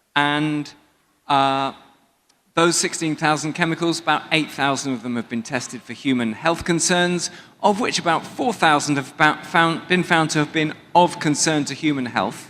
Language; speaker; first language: English; native; English